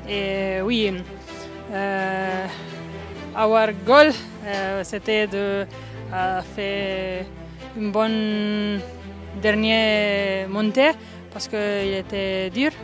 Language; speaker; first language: French; non-native, learner; Italian